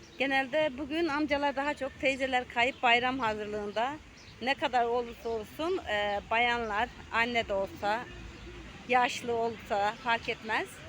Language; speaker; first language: Turkish; native; Turkish